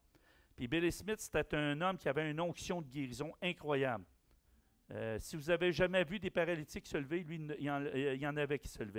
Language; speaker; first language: French; native; French